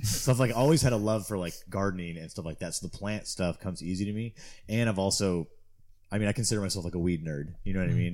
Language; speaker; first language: English; native; English